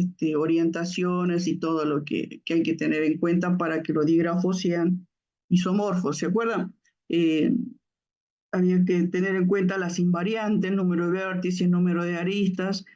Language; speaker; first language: Spanish; native; Spanish